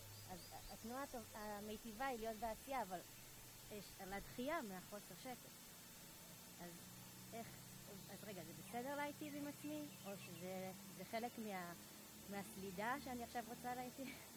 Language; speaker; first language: Hebrew; non-native, fluent; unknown